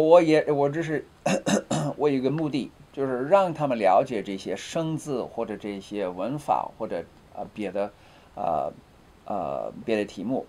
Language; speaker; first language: Chinese; non-native, fluent; English